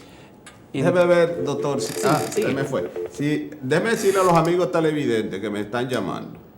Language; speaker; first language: Spanish; native; Spanish